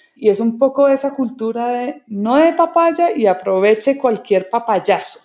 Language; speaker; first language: Spanish; early bilingual, other home language; English